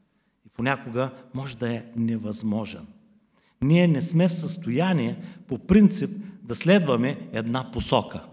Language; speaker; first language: Bulgarian; native; Bulgarian